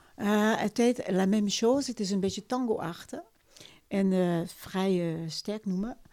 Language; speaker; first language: Dutch; non-native, fluent; French